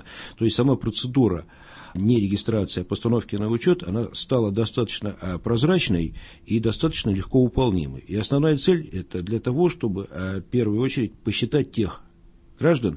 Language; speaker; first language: Russian; native; Russian